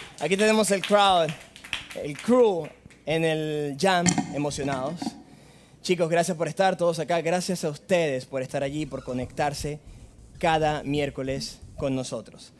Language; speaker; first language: Spanish; native; Spanish